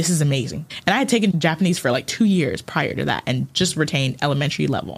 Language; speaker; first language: English; early bilingual, other home language; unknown